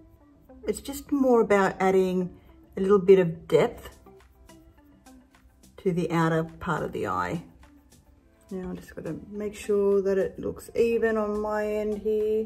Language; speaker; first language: English; native; English